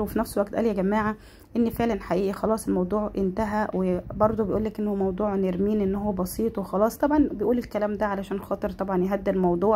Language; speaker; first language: Arabic; native; Arabic